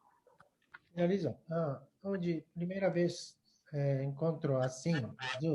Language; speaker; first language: Portuguese; non-native, learner; Japanese